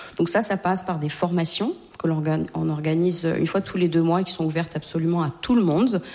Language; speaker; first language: French; native; French